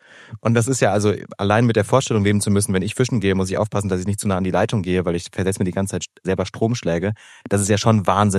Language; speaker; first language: German; native; German